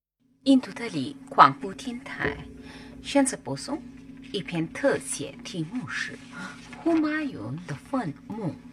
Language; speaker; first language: Chinese; non-native, learner; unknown